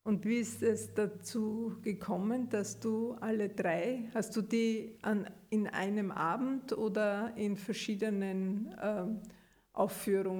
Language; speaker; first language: German; native; German